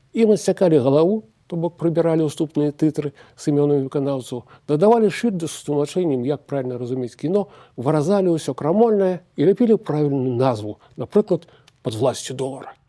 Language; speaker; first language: Belarusian; native; Belarusian